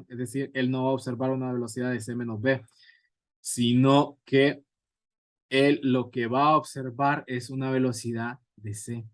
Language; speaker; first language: Spanish; native; Spanish